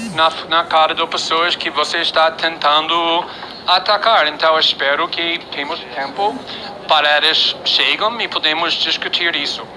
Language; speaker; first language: Portuguese; non-native, fluent; English